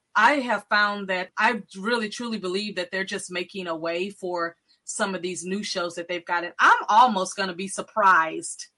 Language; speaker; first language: English; native; English